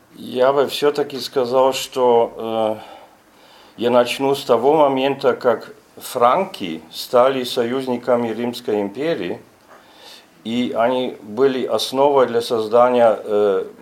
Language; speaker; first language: Russian; non-native, fluent; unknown